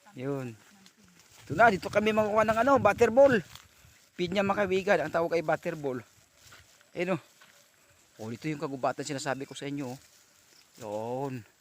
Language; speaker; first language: Filipino; native; Filipino